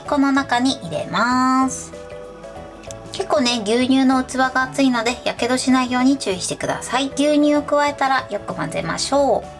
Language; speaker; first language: Japanese; native; Japanese